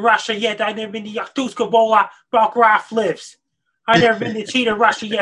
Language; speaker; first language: English; native; English